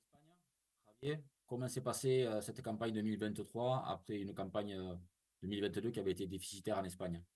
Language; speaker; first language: French; native; French